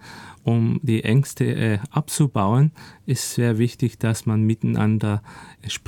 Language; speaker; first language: German; early bilingual, other home language; Turkish